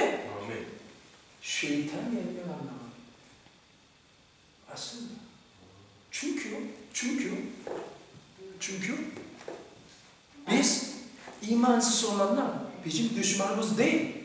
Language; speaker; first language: Turkish; non-native, fluent; Korean